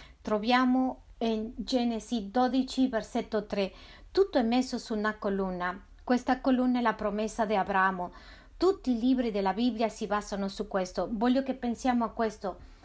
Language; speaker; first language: Italian; non-native, fluent; Spanish